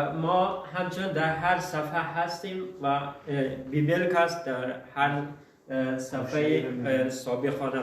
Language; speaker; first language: Persian; early bilingual, heritage; Persian